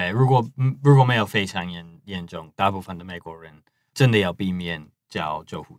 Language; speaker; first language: Chinese; non-native, fluent; English